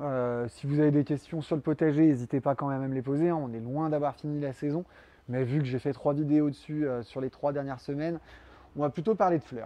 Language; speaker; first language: French; native; French